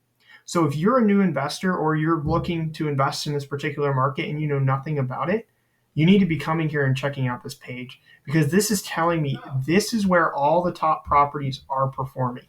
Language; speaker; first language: English; native; English